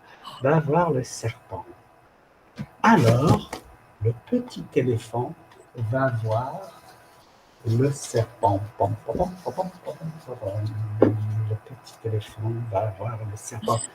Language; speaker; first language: French; non-native, fluent; English